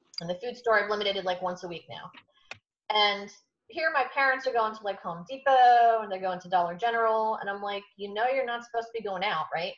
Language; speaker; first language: English; native; English